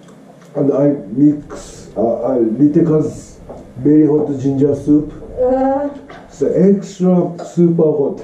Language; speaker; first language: English; non-native, learner; Japanese